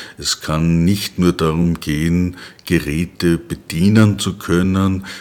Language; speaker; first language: German; native; German